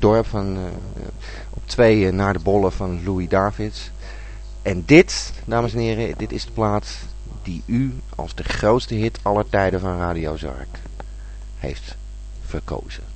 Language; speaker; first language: Dutch; native; Dutch